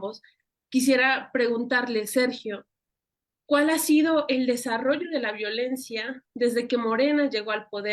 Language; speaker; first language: Spanish; native; Spanish